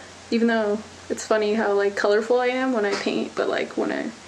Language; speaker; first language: English; native; English